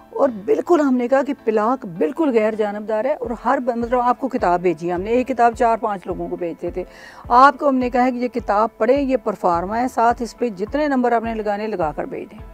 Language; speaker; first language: Urdu; non-native, local second language; Punjabi